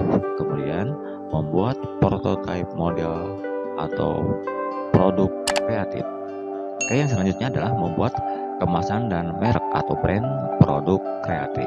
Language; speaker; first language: Indonesian; native; Indonesian